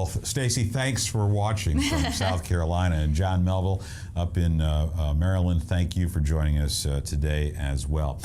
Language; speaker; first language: English; native; English